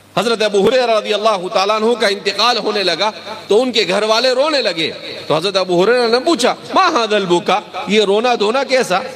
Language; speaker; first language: Urdu; non-native, local second language; Gujarati